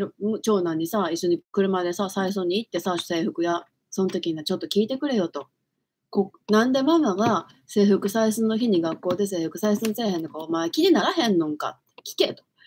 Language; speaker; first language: Japanese; native; Japanese